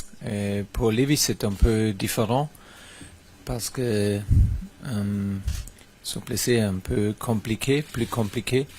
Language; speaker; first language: French; non-native, fluent; German